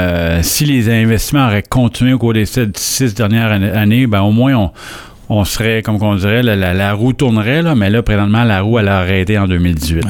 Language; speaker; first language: French; native; French